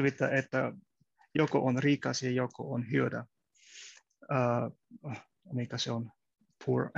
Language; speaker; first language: Finnish; non-native, learner; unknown